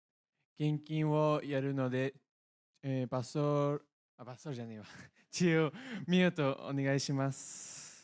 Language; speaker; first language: Japanese; early bilingual, other home language; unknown